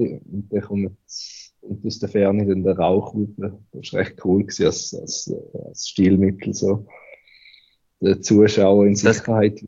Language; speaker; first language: German; native; German